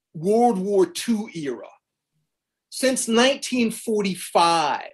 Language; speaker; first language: English; native; English